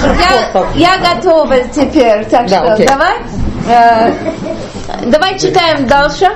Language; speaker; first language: Russian; non-native, learner; English